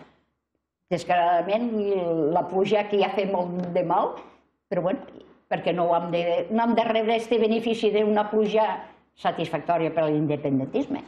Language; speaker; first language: Catalan; native; Catalan